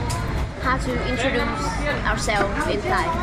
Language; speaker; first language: English; non-native, learner; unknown